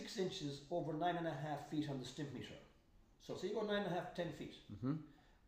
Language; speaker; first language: English; native; English